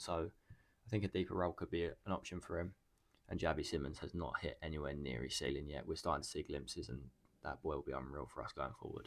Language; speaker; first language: English; native; English